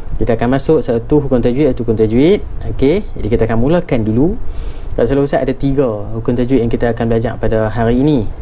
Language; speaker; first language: Malay; native; Malay